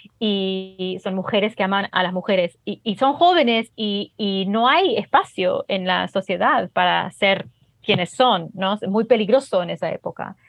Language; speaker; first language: Spanish; early bilingual, heritage; Spanish